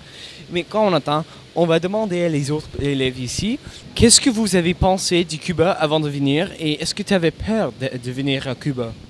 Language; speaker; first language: French; non-native, local second language; English